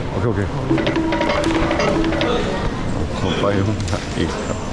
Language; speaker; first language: Thai; non-native, learner; Korean